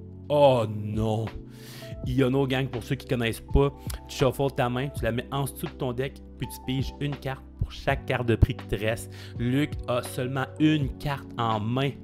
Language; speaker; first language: French; native; French